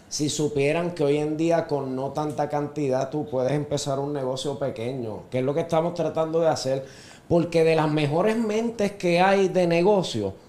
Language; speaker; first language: Spanish; native; Spanish